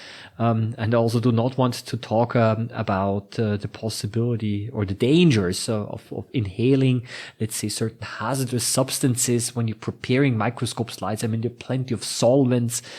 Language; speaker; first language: English; non-native, fluent; German